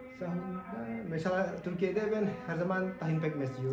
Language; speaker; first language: Turkish; non-native, learner; Indonesian